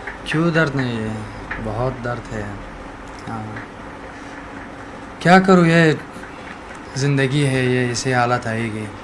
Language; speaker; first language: Hindi; non-native, learner; Persian